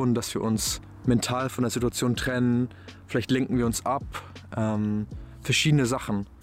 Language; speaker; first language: German; native; German